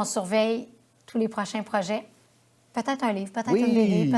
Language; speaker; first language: French; native; French